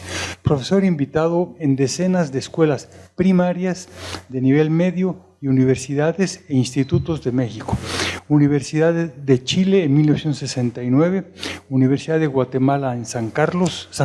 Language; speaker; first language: Spanish; native; Spanish